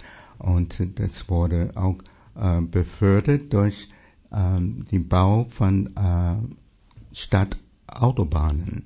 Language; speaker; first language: German; non-native, fluent; English